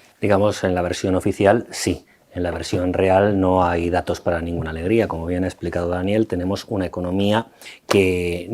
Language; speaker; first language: Spanish; native; Spanish